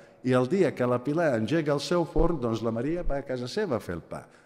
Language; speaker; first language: Catalan; non-native, fluent; Aramaic